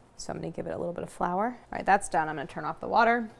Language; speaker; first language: English; native; English